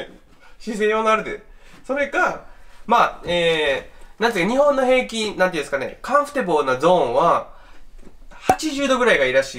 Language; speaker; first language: Japanese; native; Japanese